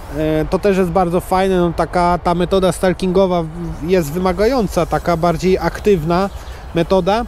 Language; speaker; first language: Polish; native; Polish